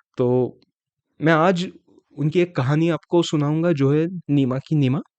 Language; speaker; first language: Hindi; non-native, local second language; Marathi